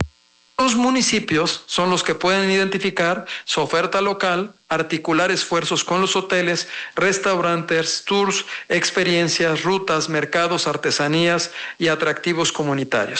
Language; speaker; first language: Spanish; native; Spanish